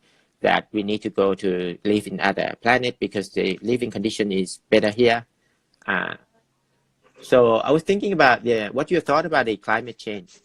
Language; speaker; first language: English; non-native, fluent; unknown